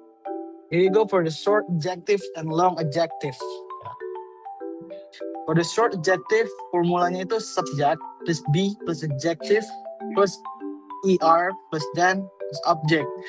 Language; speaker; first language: English; non-native, learner; Indonesian